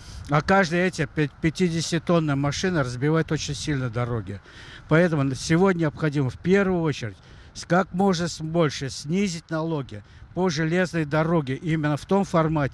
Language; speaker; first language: Russian; native; Russian